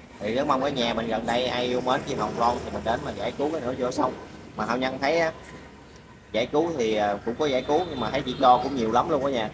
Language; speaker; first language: Vietnamese; native; Vietnamese